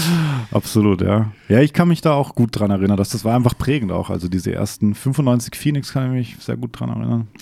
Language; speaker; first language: German; native; German